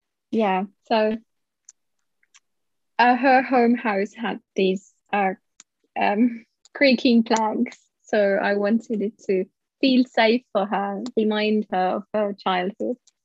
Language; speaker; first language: English; non-native, fluent; Finnish